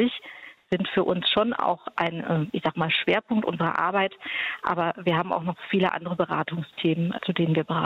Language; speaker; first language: German; native; German